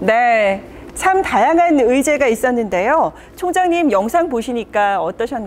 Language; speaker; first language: Korean; native; Korean